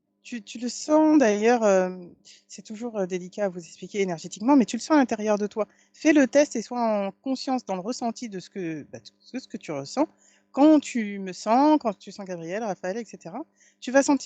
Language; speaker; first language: French; native; French